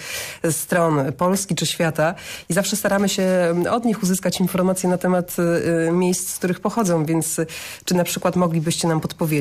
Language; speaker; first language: Polish; native; Polish